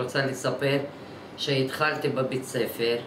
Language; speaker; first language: Hebrew; non-native, fluent; Russian